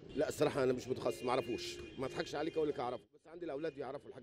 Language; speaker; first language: Arabic; native; Arabic